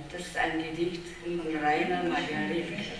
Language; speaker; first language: German; non-native, fluent; Korean